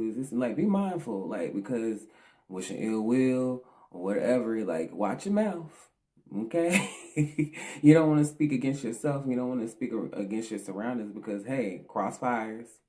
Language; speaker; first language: English; native; English